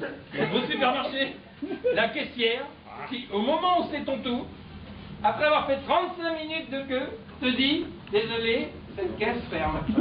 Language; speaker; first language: French; native; French